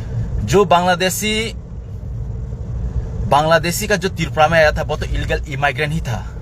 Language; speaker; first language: Hindi; non-native, local second language; Kok Borok